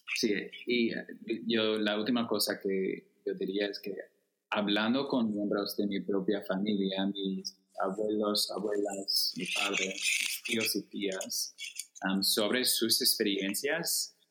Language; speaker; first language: Spanish; non-native, fluent; English